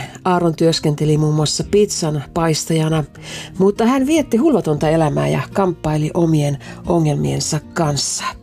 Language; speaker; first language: Finnish; native; Finnish